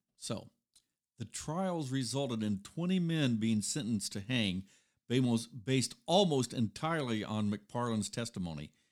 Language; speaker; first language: English; native; English